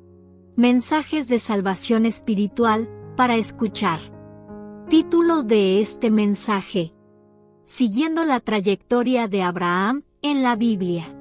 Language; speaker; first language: Spanish; native; Spanish